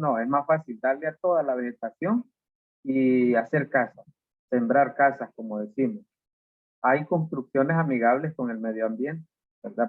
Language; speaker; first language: Spanish; native; Spanish